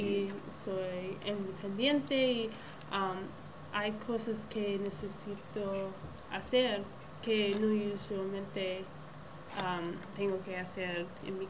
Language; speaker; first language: Spanish; non-native, learner; English